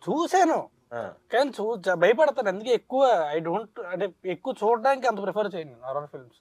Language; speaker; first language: Telugu; native; Telugu